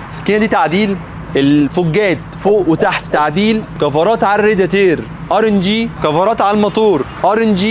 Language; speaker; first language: Arabic; native; Arabic